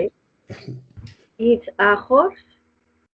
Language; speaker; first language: English; non-native, learner; Spanish